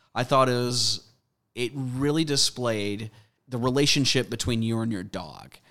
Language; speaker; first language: English; native; English